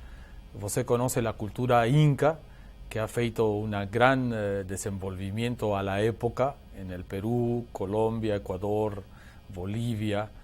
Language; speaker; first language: Portuguese; non-native, learner; Spanish